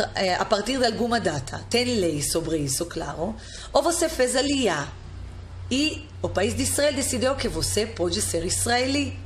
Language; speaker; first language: Portuguese; non-native, fluent; Hebrew